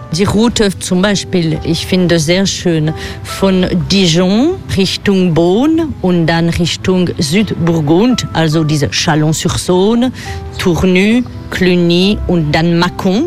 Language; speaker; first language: German; non-native, fluent; French